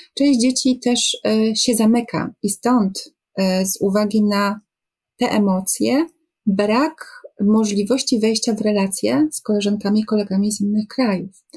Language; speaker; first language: Polish; native; Polish